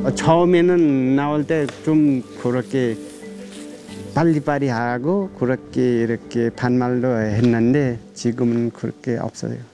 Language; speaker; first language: Korean; non-native, learner; Nepali